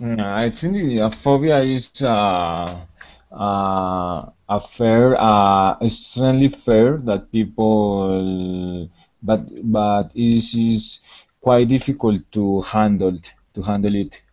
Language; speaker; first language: English; non-native, learner; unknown